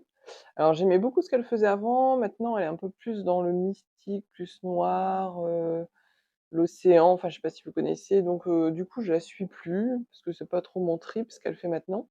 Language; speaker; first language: French; native; French